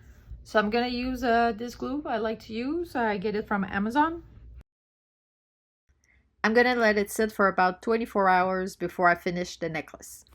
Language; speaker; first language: English; non-native, fluent; French